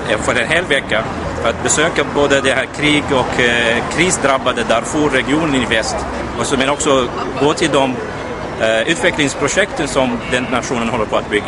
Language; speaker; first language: Swedish; non-native, fluent; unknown